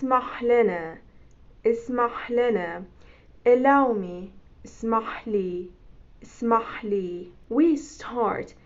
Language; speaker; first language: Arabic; non-native, fluent; Persian